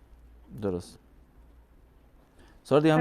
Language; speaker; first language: Persian; native; Persian